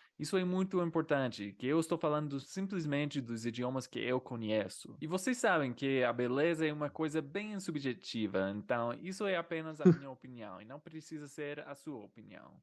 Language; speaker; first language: Portuguese; non-native, fluent; English